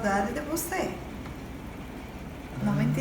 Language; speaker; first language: Portuguese; non-native, learner; Spanish